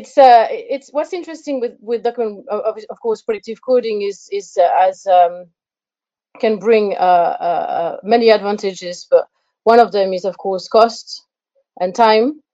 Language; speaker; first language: English; non-native, fluent; French